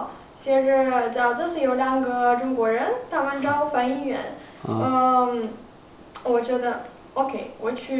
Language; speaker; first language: Chinese; non-native, fluent; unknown